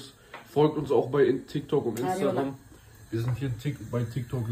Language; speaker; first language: German; early bilingual, other home language; Kurdish